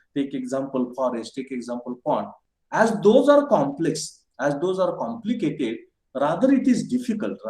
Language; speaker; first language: English; non-native, local second language; Marathi